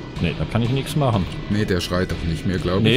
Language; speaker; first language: German; native; German